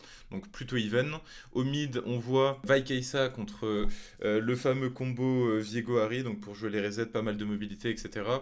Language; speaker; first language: French; native; French